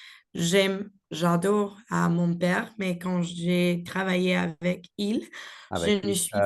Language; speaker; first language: French; non-native, learner; Spanish